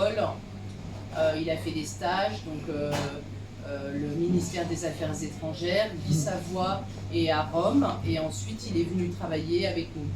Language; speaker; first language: French; native; French